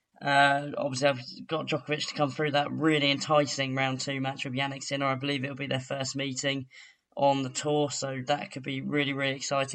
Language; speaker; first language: English; native; English